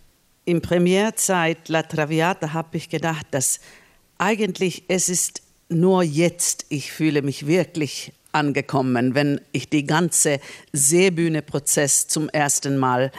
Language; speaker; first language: German; non-native, fluent; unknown